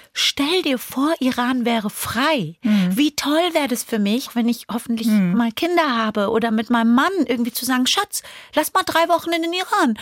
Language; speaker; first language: German; early bilingual, other home language; Persian